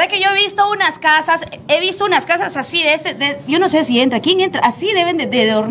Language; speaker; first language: Spanish; native; Spanish